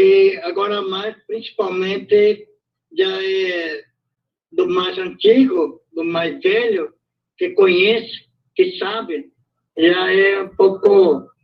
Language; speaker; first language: Portuguese; non-native, local second language; Guarani